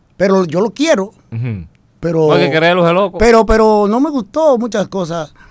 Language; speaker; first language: Spanish; native; Spanish